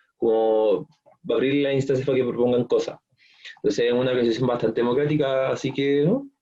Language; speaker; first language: Spanish; native; Spanish